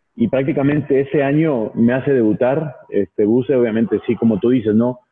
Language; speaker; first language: Spanish; native; Spanish